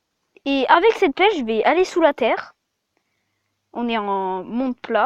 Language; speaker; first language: French; native; French